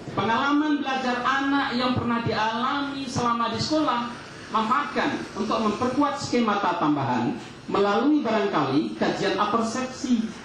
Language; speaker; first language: Indonesian; non-native, local second language; Achinese